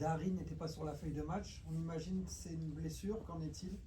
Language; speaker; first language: French; native; French